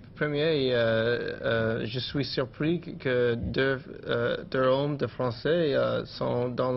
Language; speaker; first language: French; non-native, learner; English